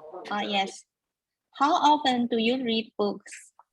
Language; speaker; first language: English; non-native, learner; Chinese